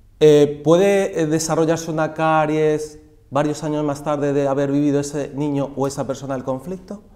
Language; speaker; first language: Spanish; native; Spanish